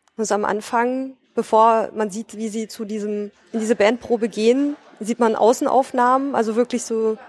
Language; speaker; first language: German; non-native, fluent; Swedish